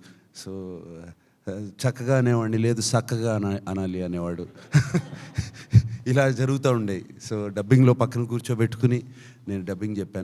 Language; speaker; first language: Telugu; native; Telugu